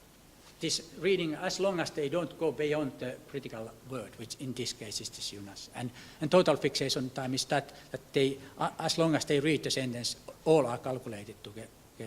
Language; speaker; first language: English; non-native, fluent; Finnish